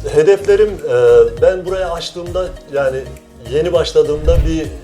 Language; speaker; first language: Turkish; native; Turkish